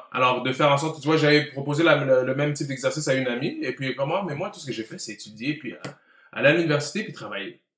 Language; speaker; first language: French; early bilingual, heritage; French